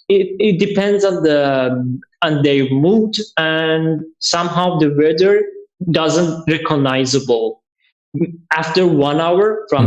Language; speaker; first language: English; non-native, learner; Persian